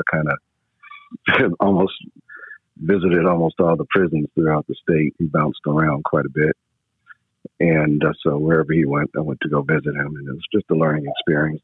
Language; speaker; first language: English; native; English